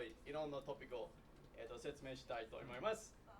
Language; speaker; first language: Japanese; non-native, learner; English